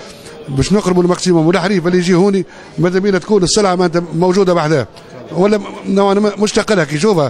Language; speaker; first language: Arabic; native; Arabic